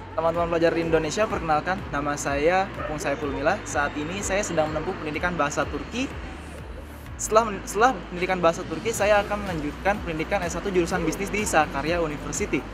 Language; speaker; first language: Indonesian; native; Indonesian